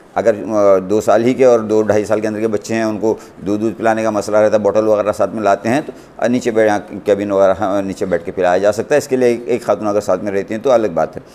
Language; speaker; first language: Hindi; non-native, local second language; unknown